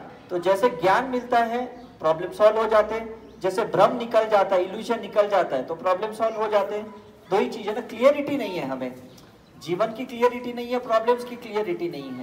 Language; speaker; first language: Hindi; native; Hindi